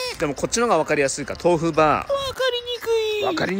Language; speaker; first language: Japanese; native; Japanese